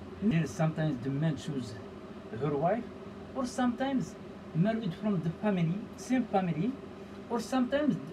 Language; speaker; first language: English; non-native, learner; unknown